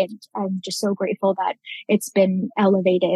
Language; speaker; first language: English; native; English